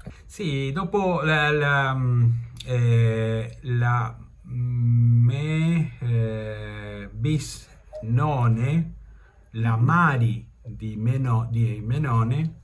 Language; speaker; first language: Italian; early bilingual, heritage; Spanish